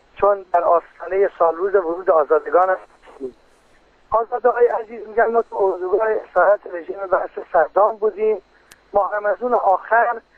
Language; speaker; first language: Persian; native; Persian